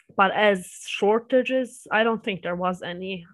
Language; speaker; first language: English; early bilingual, other home language; Serbian